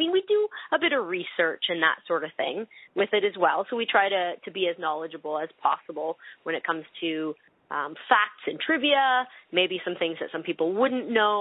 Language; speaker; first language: English; native; English